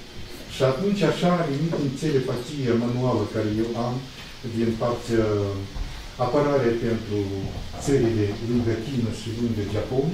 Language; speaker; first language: Romanian; non-native, local second language; Russian